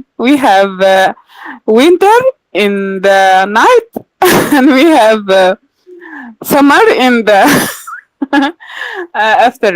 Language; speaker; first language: English; non-native, learner; Arabic